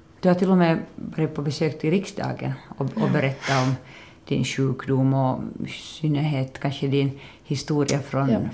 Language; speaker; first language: Swedish; native; Swedish